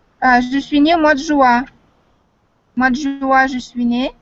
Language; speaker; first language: French; non-native, fluent; Russian